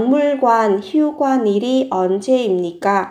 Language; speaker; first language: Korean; non-native, fluent; Vietnamese